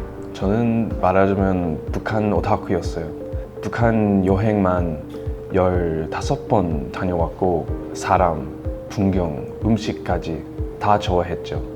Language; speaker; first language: Korean; non-native, fluent; English